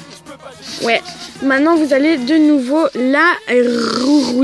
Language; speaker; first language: French; native; French